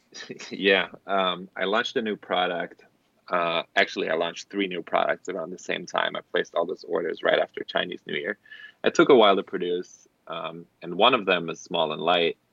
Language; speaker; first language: English; non-native, fluent; German